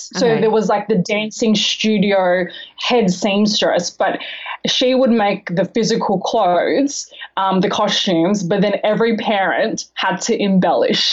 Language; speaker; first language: English; native; English